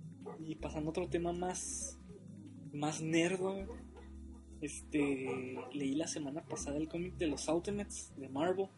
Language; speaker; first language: Spanish; native; Spanish